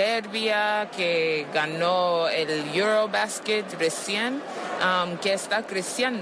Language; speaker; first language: Spanish; non-native, learner; English